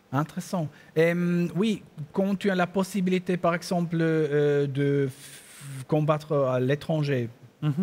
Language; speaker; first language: French; non-native, learner; German